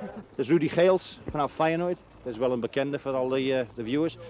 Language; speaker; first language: Dutch; non-native, fluent; English